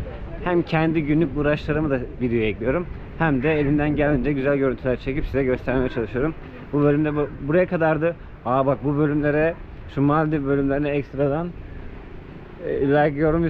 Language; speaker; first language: Turkish; native; Turkish